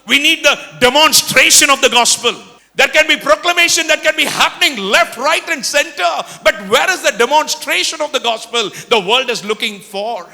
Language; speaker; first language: English; non-native, local second language; Tamil